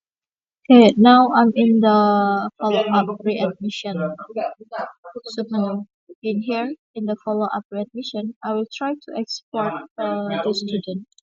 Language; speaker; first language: English; non-native, learner; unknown